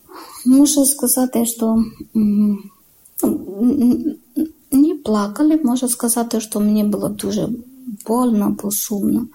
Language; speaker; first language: Ukrainian; non-native, learner; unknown